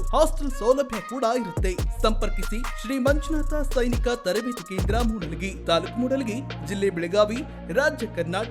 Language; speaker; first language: Kannada; native; Kannada